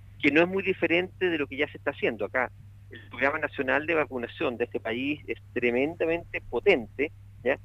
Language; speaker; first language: Spanish; native; Spanish